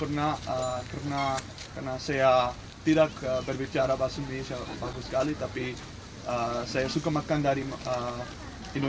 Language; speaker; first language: Indonesian; non-native, learner; Dutch